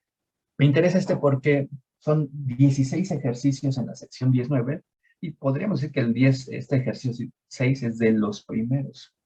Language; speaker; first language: Spanish; native; Spanish